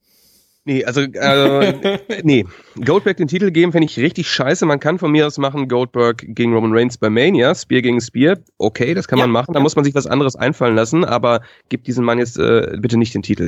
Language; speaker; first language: German; native; German